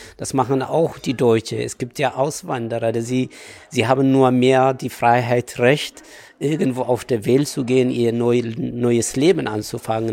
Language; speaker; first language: German; non-native, fluent; Amharic